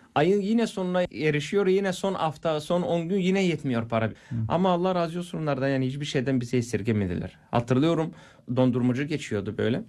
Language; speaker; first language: Turkish; non-native, fluent; Bulgarian